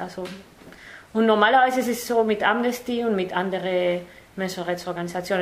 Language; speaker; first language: German; non-native, fluent; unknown